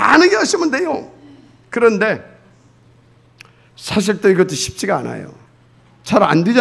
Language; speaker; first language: Korean; native; Korean